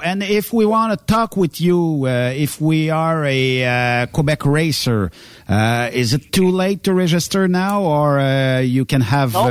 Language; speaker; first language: English; non-native, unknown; French